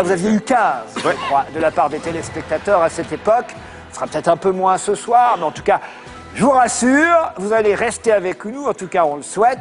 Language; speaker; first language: French; native; French